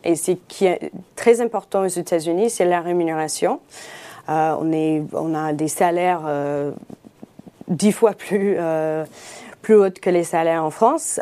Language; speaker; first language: French; non-native, fluent; English